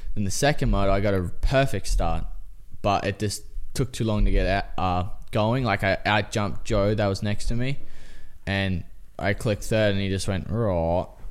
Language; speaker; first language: English; native; English